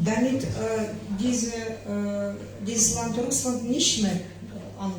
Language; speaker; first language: German; non-native, learner; Ukrainian